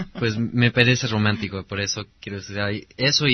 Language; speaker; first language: Spanish; early bilingual, heritage; Spanish